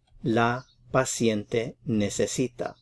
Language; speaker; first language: Spanish; non-native, fluent; English